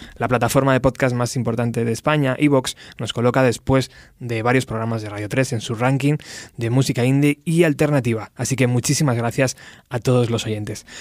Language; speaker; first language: Spanish; native; Spanish